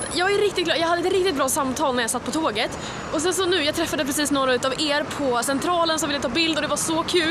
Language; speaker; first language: Swedish; native; Swedish